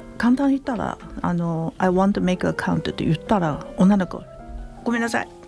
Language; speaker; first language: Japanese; non-native, fluent; Chinese